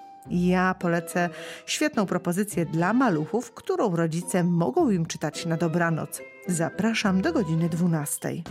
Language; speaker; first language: Polish; native; Polish